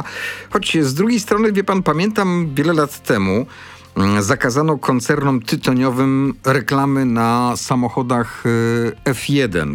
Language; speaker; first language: Polish; native; Polish